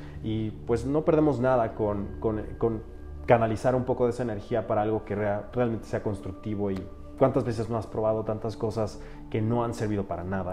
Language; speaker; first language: Spanish; native; Spanish